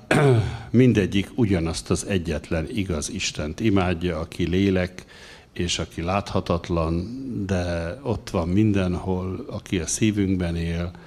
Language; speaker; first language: Hungarian; native; Hungarian